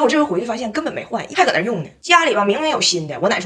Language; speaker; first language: Chinese; native; Chinese